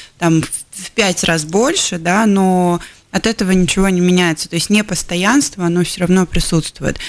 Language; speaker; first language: Russian; native; Russian